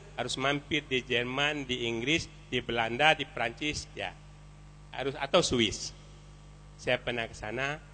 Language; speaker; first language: Indonesian; non-native, local second language; Minangkabau